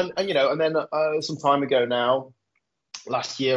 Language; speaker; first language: English; native; English